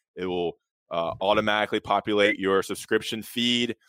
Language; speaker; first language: English; native; English